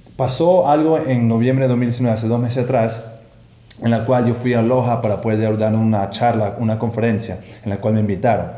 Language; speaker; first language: Spanish; non-native, fluent; English